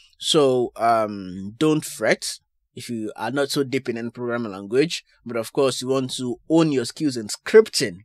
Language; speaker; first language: English; non-native, local second language; Yoruba